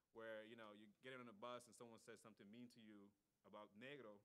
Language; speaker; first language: English; native; English